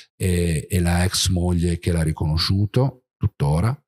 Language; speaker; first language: Italian; native; Italian